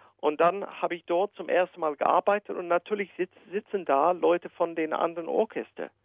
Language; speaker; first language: German; non-native, fluent; English